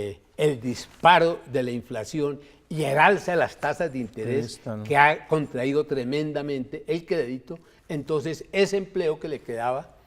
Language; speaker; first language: Spanish; native; Spanish